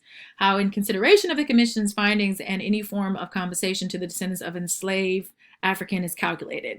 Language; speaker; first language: English; native; English